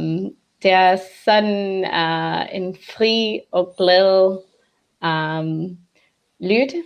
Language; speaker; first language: Danish; non-native, learner; English